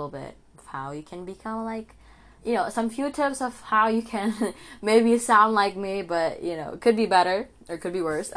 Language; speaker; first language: English; non-native, fluent; Indonesian